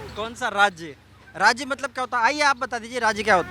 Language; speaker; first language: Hindi; native; Hindi